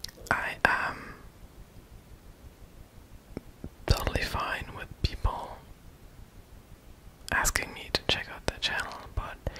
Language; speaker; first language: English; non-native, fluent; German